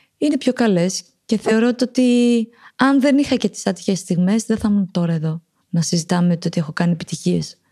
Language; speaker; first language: Greek; early bilingual, other home language; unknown